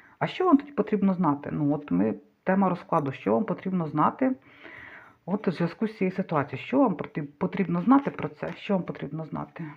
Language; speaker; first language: Ukrainian; non-native, local second language; Russian